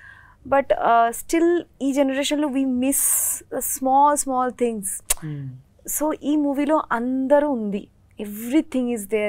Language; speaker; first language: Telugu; non-native, learner; Bangla